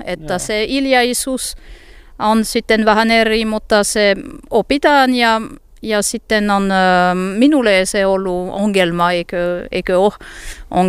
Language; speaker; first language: Finnish; non-native, learner; French